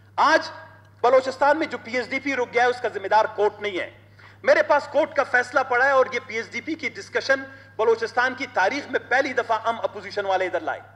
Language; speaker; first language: Urdu; non-native, local second language; Baluchi